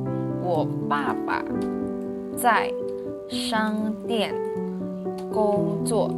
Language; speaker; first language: Chinese; non-native, fluent; Indonesian